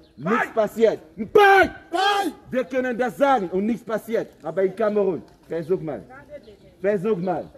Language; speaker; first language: German; non-native, fluent; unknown